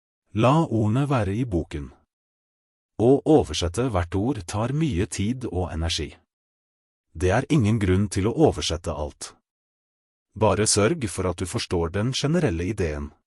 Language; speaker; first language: Norwegian; non-native, fluent; Russian